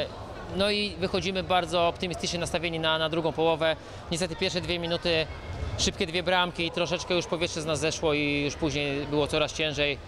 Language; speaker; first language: Polish; native; Polish